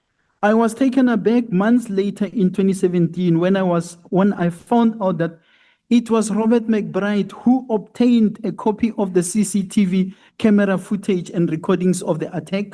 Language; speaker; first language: English; non-native, local second language; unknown